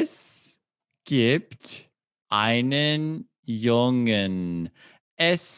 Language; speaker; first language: German; non-native, fluent; English